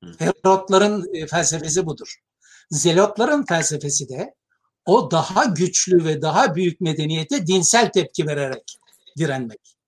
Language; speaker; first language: Turkish; native; Turkish